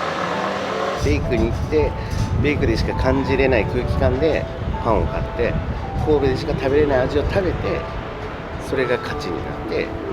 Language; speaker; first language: Japanese; native; Japanese